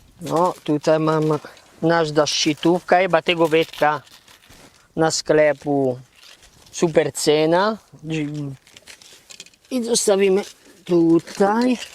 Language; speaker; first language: Polish; non-native, learner; Italian